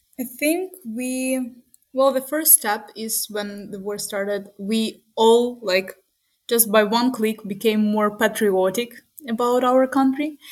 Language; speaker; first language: English; non-native, fluent; Ukrainian